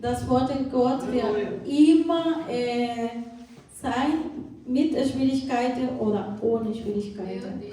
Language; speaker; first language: German; non-native, fluent; Portuguese